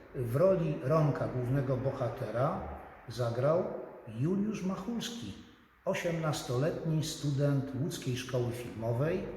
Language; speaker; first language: Polish; native; Polish